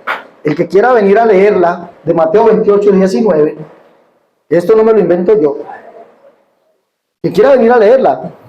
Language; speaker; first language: Spanish; native; Spanish